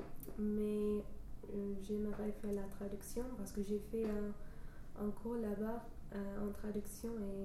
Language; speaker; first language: French; non-native, fluent; English